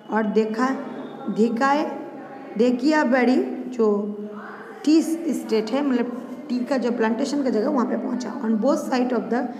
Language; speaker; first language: Hindi; non-native, local second language; Gujarati